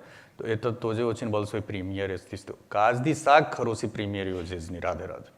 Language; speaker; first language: Russian; non-native, learner; Hindi